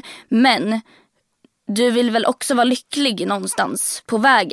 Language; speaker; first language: Swedish; native; Swedish